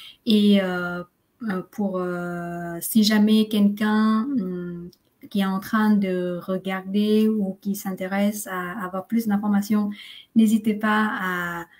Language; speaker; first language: French; non-native, fluent; Vietnamese